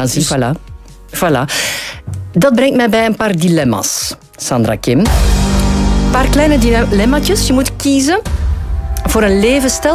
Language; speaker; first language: Dutch; native; Dutch